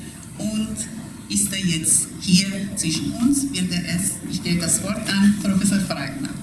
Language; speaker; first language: German; non-native, fluent; Persian